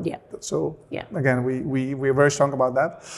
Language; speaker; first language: English; non-native, fluent; Spanish